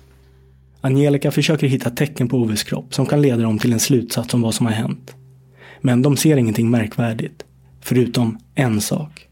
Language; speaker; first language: Swedish; native; Swedish